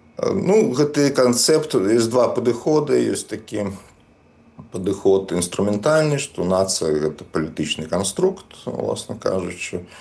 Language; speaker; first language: Belarusian; native; Belarusian